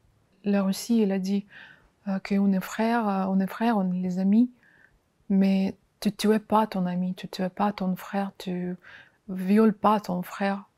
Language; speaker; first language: French; non-native, fluent; Ukrainian